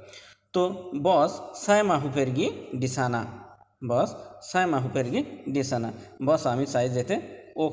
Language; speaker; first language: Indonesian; non-native, learner; Bangla